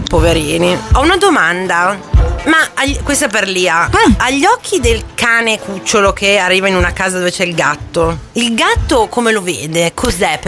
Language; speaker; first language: Italian; native; Italian